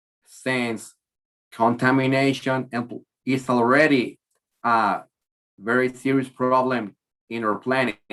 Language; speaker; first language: English; non-native, learner; Spanish